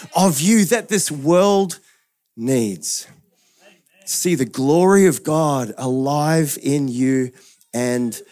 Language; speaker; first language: English; native; English